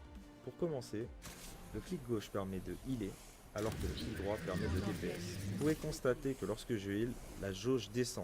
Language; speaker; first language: French; native; French